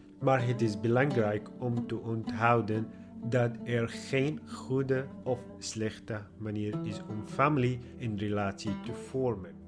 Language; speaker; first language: Dutch; non-native, learner; Arabic